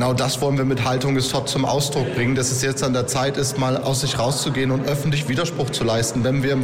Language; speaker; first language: German; native; German